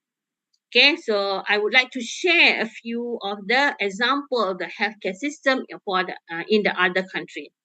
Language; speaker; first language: English; non-native, local second language; Malay